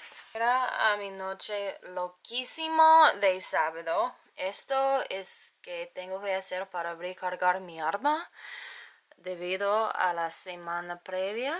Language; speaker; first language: Spanish; non-native, learner; English